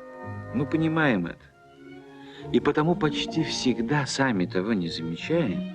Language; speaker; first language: Russian; native; Russian